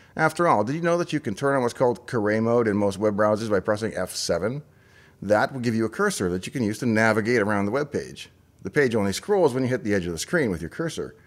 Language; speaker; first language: English; native; English